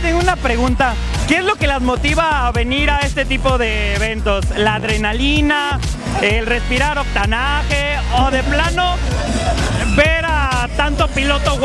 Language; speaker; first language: Spanish; native; Spanish